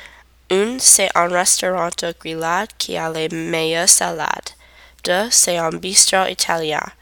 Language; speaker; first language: French; non-native, learner; English